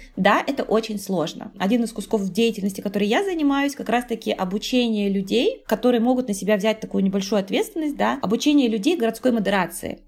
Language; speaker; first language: Russian; native; Russian